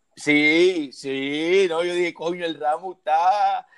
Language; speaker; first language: Spanish; native; Spanish